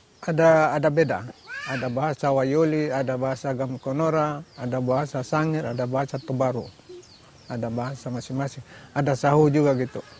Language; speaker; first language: Indonesian; non-native, local second language; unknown